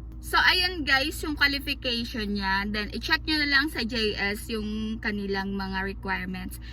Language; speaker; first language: Filipino; native; Filipino